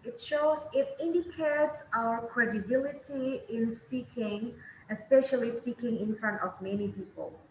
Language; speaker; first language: English; non-native, fluent; Indonesian